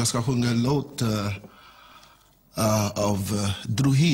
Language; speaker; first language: Swedish; non-native, learner; Igbo